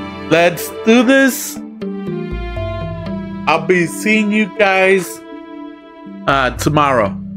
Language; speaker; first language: English; early bilingual, other home language; Spanish